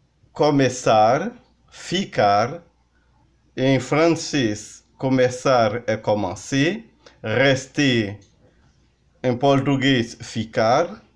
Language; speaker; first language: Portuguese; non-native, learner; Haitian Creole